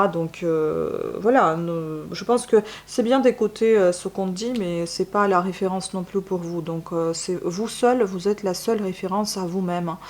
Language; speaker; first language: French; non-native, fluent; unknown